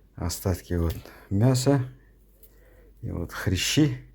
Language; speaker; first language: Russian; non-native, local second language; Kazakh